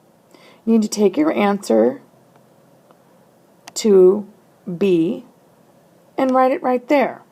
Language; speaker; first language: English; native; English